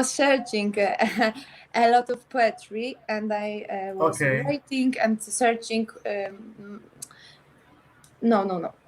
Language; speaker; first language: English; non-native, learner; Polish